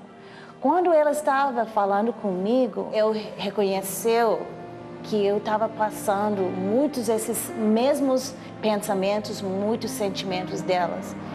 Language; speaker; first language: Portuguese; non-native, learner; English